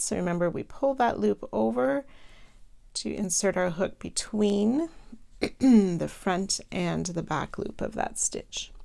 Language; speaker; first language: English; native; English